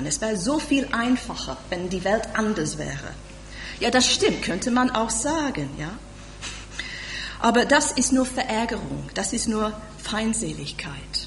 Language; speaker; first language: German; non-native, fluent; English